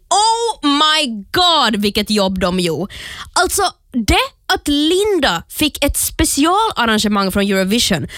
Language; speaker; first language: Swedish; native; Swedish